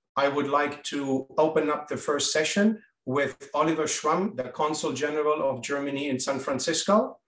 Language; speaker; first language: English; non-native, fluent; German